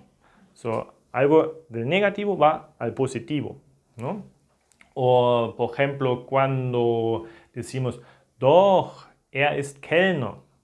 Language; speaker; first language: Spanish; non-native, fluent; German